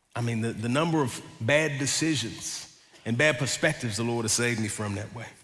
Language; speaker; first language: English; native; English